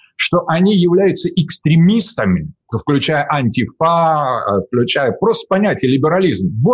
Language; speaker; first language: Russian; native; Russian